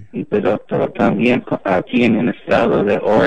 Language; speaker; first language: Spanish; non-native, fluent; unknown